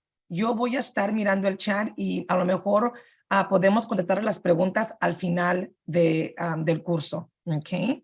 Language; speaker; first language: Spanish; early bilingual, heritage; Spanish